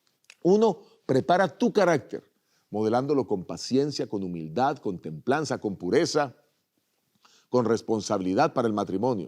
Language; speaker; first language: Spanish; native; Spanish